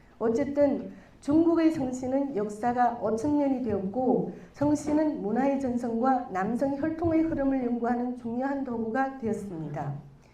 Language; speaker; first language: Korean; non-native, fluent; Chinese